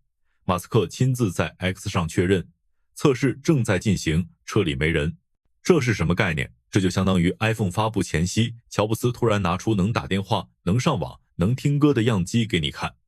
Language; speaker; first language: Chinese; native; Chinese